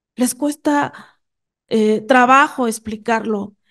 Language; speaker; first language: Spanish; non-native, local second language; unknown